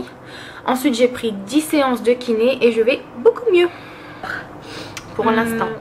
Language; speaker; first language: French; early bilingual, other home language; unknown